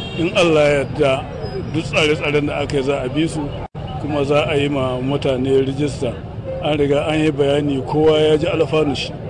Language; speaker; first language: Hausa; native; Hausa